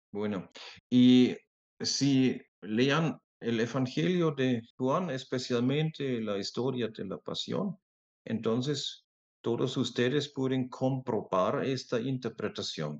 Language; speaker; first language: Spanish; non-native, fluent; German